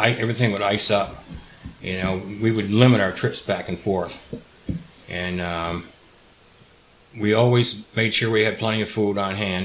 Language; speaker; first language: English; native; English